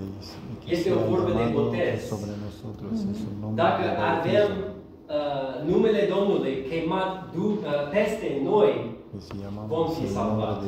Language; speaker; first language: Romanian; non-native, learner; English